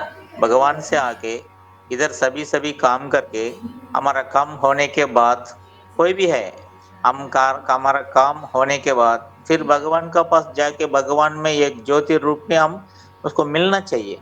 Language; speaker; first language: Hindi; non-native, local second language; Telugu